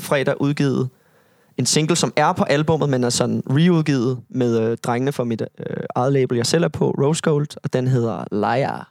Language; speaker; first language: Danish; native; Danish